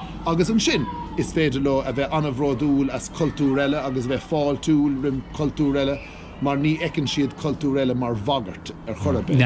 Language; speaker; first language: Irish; native; Irish